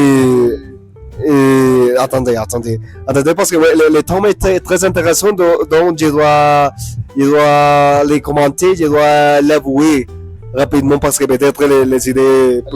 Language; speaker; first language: French; non-native, learner; Spanish